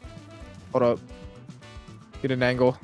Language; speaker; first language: English; native; English